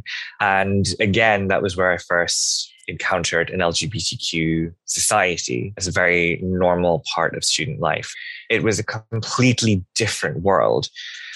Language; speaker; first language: English; non-native, local second language; Bangla